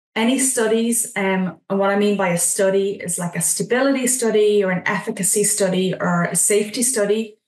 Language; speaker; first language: English; native; English